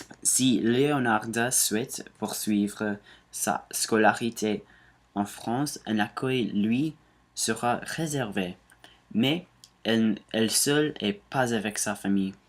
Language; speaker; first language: French; non-native, learner; English